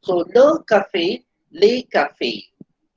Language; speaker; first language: French; non-native, fluent; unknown